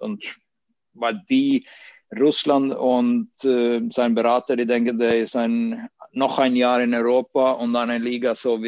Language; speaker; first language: German; non-native, fluent; Swedish